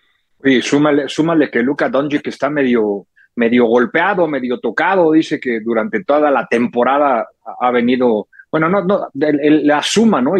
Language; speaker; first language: Spanish; native; Spanish